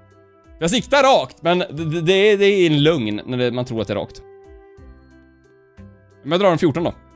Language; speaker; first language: Swedish; native; Swedish